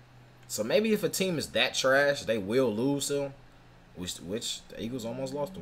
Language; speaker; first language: English; native; English